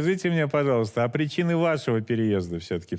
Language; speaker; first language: Russian; native; Russian